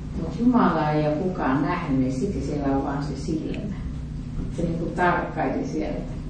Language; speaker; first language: Finnish; native; Finnish